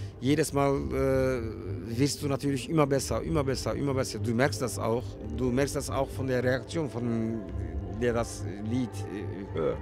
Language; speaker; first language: German; early bilingual, other home language; Turkish